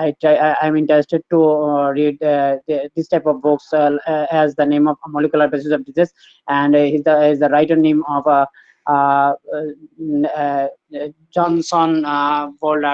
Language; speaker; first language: English; non-native, learner; Bangla